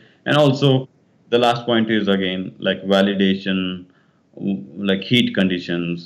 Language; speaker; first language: English; non-native, local second language; Kannada